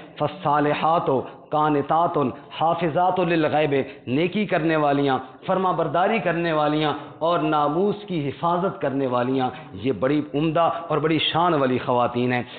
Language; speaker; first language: Urdu; non-native, local second language; Punjabi